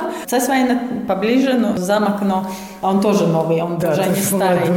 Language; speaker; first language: Russian; non-native, local second language; Latvian